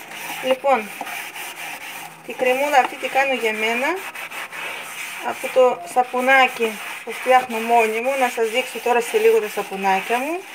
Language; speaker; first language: Greek; non-native, fluent; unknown